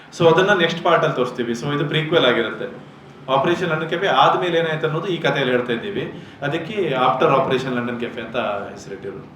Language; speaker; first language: Kannada; native; Kannada